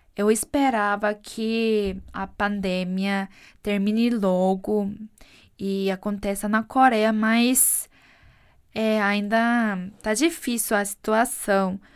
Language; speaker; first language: Portuguese; non-native, fluent; Korean